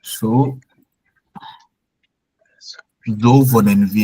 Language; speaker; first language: German; non-native, fluent; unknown